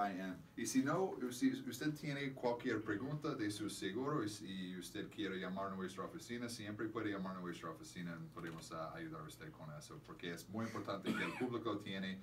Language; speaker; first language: Spanish; non-native, fluent; English